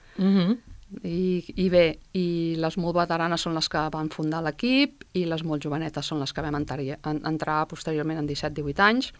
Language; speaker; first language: Catalan; native; Catalan